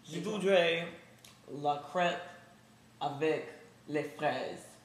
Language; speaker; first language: French; non-native, learner; English